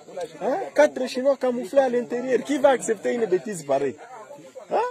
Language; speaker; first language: French; non-native, local second language; Swahili